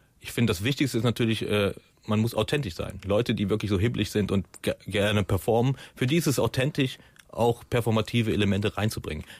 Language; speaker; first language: German; early bilingual, other home language; Persian